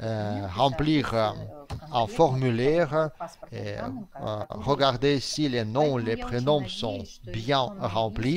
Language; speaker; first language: French; non-native, fluent; Russian